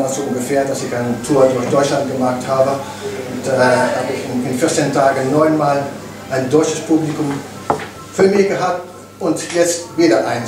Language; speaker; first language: German; non-native, learner; English